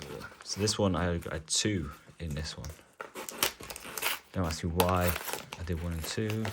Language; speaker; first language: English; native; English